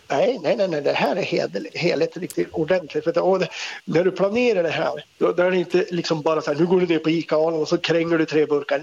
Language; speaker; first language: Swedish; native; Swedish